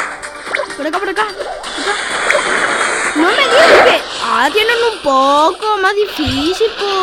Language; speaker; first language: Spanish; native; Spanish